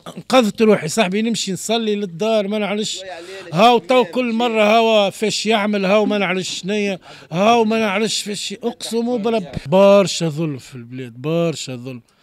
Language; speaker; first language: Arabic; native; Arabic